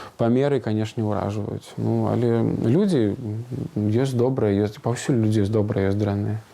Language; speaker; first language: Belarusian; non-native, local second language; Russian